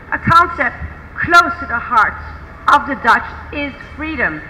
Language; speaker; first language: English; non-native, fluent; Dutch